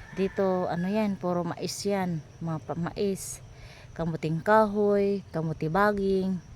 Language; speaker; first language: Filipino; non-native, local second language; Cebuano